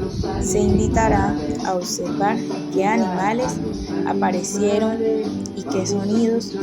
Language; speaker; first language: Spanish; native; Spanish